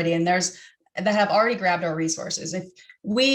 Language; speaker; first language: English; native; English